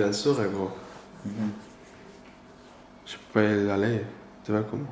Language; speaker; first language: French; non-native, learner; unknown